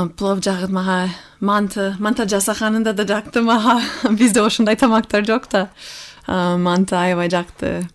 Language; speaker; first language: Kyrgyz; non-native, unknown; English